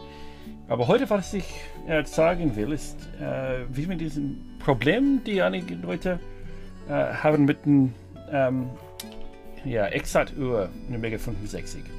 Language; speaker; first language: German; non-native, fluent; English